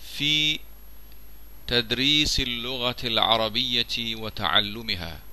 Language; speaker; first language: Arabic; non-native, fluent; Malay